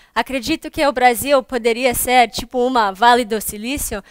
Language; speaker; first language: Portuguese; non-native, fluent; English